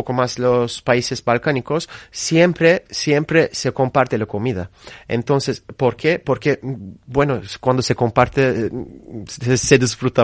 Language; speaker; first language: Spanish; non-native, fluent; Turkish